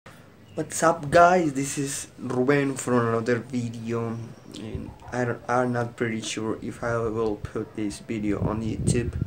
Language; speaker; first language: English; non-native, learner; Spanish